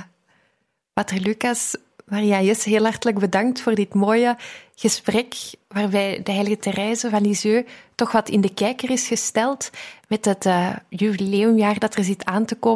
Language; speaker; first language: Dutch; native; Dutch